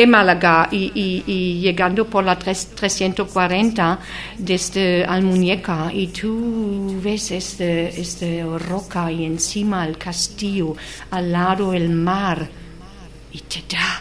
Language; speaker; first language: Spanish; non-native, fluent; German